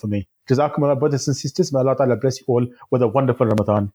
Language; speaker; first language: English; native; English